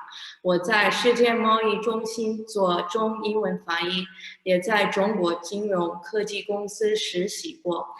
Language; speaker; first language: Chinese; non-native, fluent; English